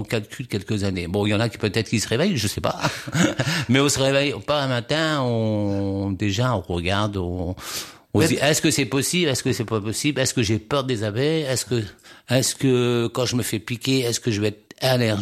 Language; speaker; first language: French; native; French